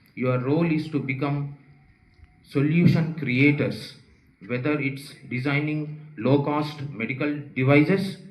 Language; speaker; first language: English; non-native, local second language; Telugu